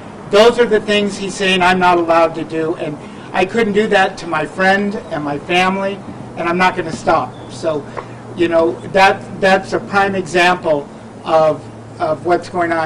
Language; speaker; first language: English; native; English